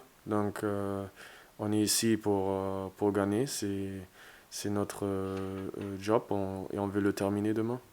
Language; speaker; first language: French; non-native, fluent; German